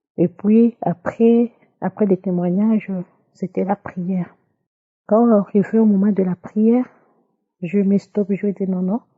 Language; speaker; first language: French; non-native, local second language; Lingala